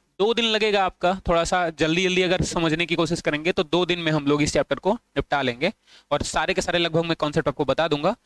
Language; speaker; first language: Hindi; native; Hindi